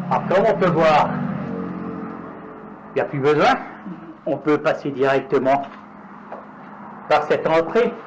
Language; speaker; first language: French; native; French